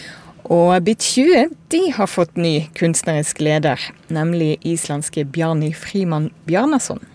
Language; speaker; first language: Norwegian; native; Norwegian